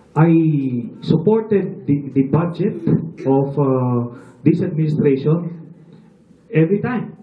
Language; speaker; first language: English; non-native, local second language; Filipino